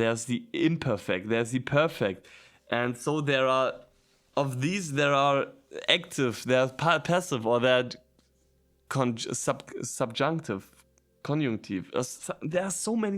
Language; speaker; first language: English; non-native, fluent; German